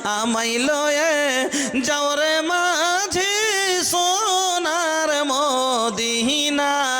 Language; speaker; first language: Bangla; non-native, local second language; Bhojpuri